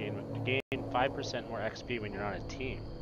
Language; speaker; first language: English; native; English